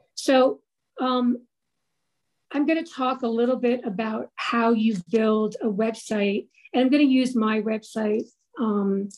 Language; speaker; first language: English; native; English